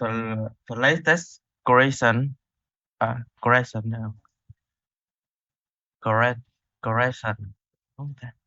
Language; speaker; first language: English; non-native, learner; Vietnamese